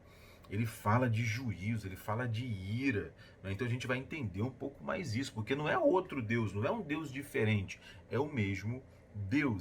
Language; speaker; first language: Portuguese; native; Portuguese